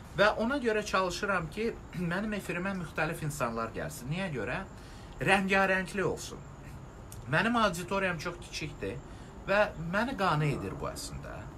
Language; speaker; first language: Azerbaijani; non-native, local second language; Russian